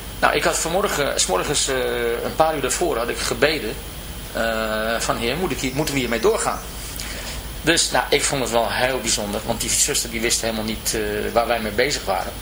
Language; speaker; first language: Dutch; native; Dutch